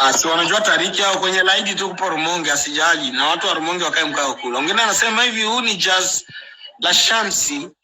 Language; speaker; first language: Swahili; non-native, local second language; Rundi